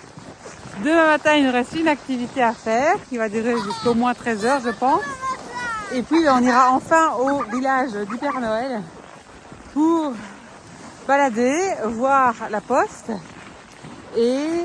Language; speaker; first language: French; native; French